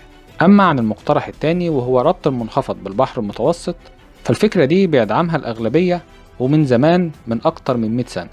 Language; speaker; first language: Arabic; native; Arabic